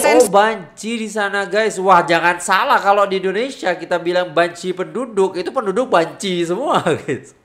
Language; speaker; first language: Indonesian; native; Indonesian